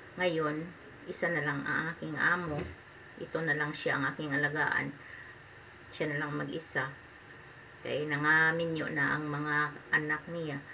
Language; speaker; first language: Filipino; non-native, local second language; Hiligaynon